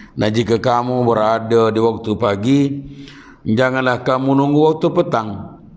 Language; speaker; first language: Malay; native; Malay